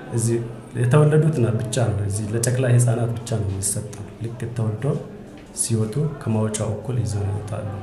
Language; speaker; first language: Amharic; non-native, local second language; Hadiyya